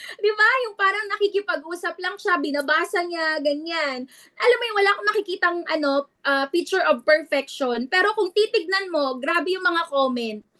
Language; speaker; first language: Filipino; non-native, local second language; Iloko